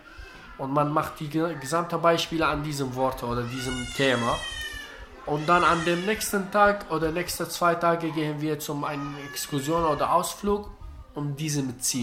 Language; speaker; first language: German; non-native, learner; Arabic